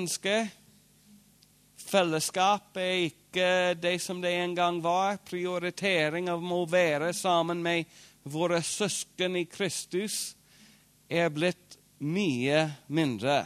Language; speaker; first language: Norwegian; non-native, fluent; English